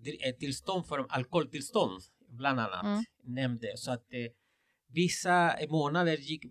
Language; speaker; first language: Swedish; non-native, fluent; Spanish